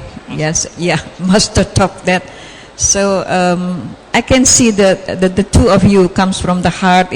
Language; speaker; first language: English; non-native, fluent; Indonesian